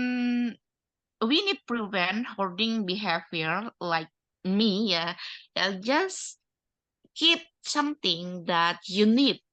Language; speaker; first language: English; non-native, learner; Indonesian